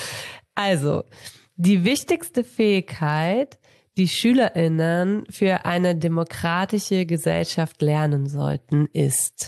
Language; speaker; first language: German; native; German